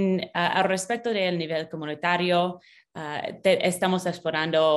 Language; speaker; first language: Spanish; non-native, fluent; English